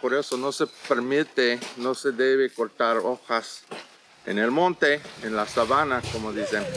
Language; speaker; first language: Spanish; non-native, fluent; English